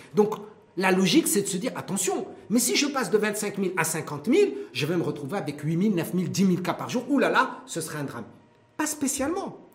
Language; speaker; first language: French; non-native, local second language; Arabic